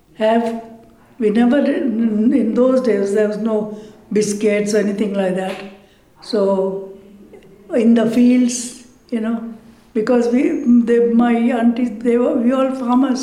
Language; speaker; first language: English; non-native, local second language; Punjabi